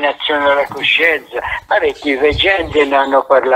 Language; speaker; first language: Italian; native; Italian